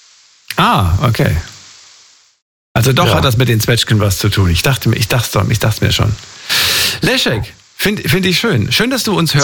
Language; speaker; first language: German; native; German